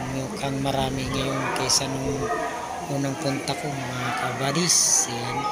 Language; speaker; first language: Filipino; non-native, local second language; Cebuano